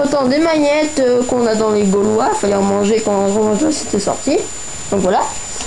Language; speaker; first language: French; native; French